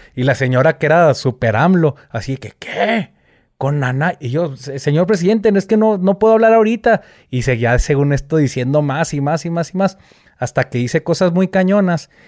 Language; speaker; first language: Spanish; native; Spanish